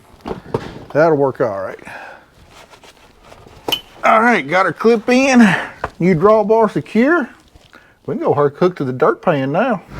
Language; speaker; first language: English; native; English